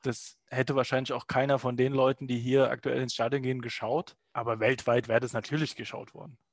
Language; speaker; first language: German; native; German